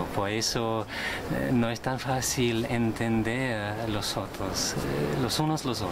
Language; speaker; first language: Spanish; non-native, learner; German